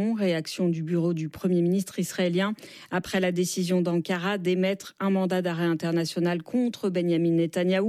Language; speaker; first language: French; native; French